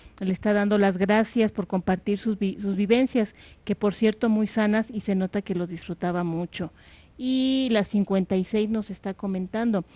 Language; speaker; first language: Spanish; native; Spanish